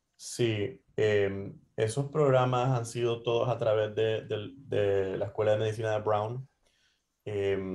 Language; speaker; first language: Spanish; native; Spanish